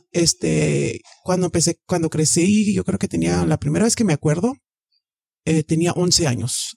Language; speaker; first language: Spanish; early bilingual, heritage; Spanish